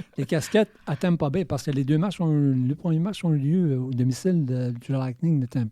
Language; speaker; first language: French; native; French